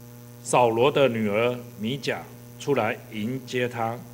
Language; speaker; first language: Chinese; native; Chinese